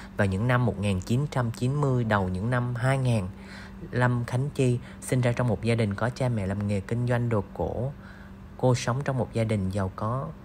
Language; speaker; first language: Vietnamese; native; Vietnamese